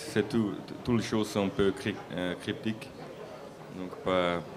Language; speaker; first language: French; non-native, local second language; Dutch